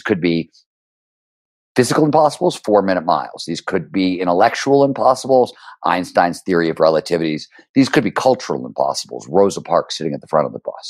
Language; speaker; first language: English; native; English